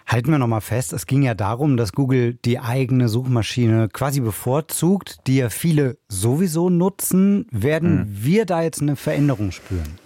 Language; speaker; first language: German; native; German